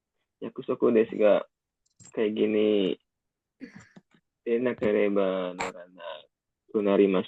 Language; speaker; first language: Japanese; non-native, learner; Indonesian